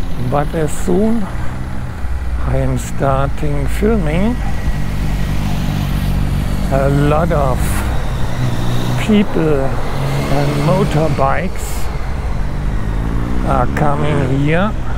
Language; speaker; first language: English; non-native, fluent; German